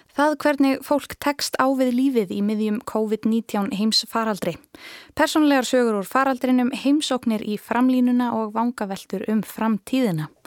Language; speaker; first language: Icelandic; native; Icelandic